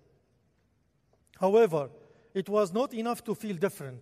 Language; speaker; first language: English; non-native, fluent; Arabic